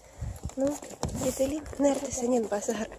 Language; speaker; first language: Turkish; non-native, learner; Russian